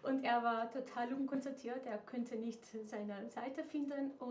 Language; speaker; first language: German; non-native, fluent; Macedonian